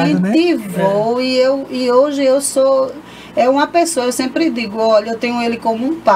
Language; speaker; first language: Portuguese; native; Portuguese